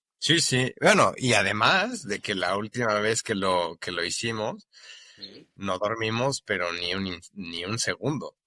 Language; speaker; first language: Spanish; native; Spanish